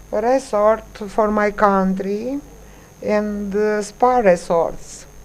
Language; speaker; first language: English; non-native, learner; Romanian